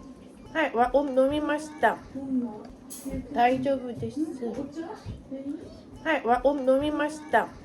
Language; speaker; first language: Japanese; non-native, fluent; Korean